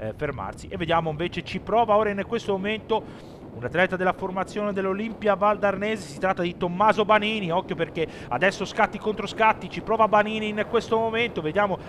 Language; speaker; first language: Italian; native; Italian